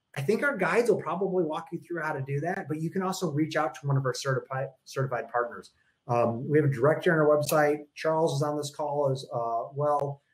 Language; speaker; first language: English; native; English